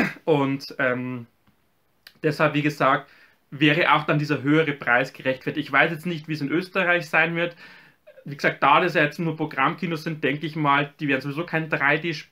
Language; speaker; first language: German; native; German